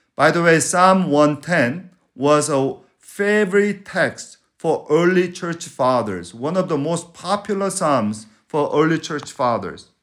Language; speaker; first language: English; non-native, fluent; Spanish